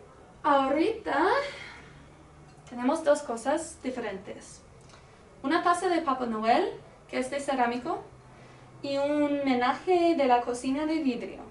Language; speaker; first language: Spanish; non-native, learner; English